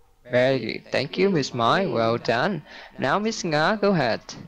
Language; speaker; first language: English; non-native, fluent; Vietnamese